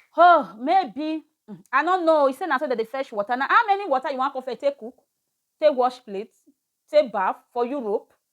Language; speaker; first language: Nigerian Pidgin; native; Nigerian Pidgin